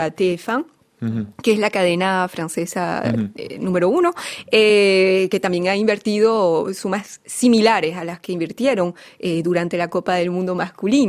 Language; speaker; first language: Spanish; native; Spanish